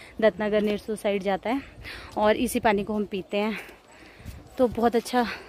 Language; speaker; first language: Hindi; non-native, local second language; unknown